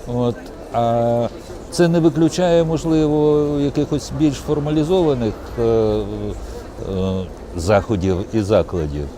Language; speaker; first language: Ukrainian; non-native, local second language; Russian